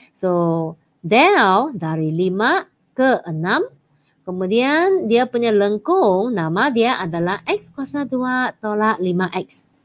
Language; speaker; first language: Malay; non-native, local second language; Chinese